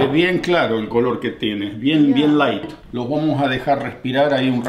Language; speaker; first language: Spanish; native; Spanish